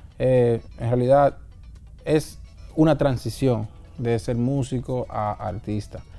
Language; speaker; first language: Spanish; early bilingual, heritage; Spanish